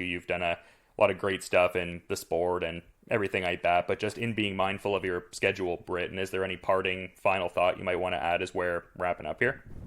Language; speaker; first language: English; native; English